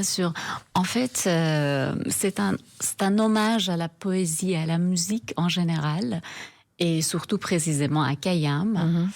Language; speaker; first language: French; non-native, fluent; Persian